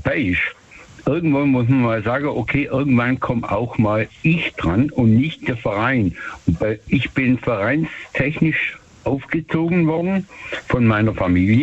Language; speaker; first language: German; native; German